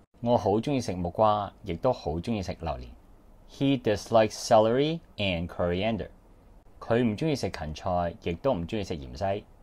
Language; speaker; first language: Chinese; non-native, local second language; Cantonese